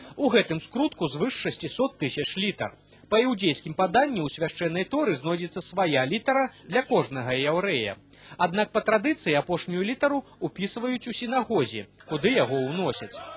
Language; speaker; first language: Belarusian; native; Belarusian